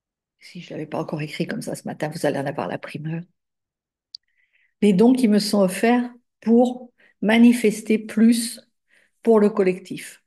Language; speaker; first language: French; native; French